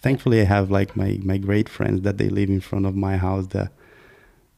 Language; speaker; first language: English; non-native, fluent; Portuguese